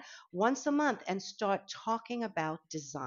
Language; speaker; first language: English; native; English